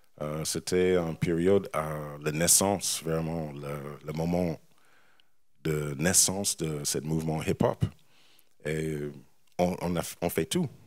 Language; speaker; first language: French; non-native, fluent; English